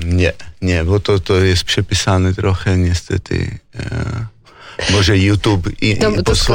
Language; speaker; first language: Polish; non-native, fluent; Georgian